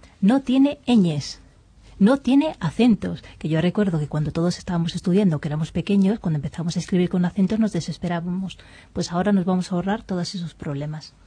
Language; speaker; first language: Spanish; native; Spanish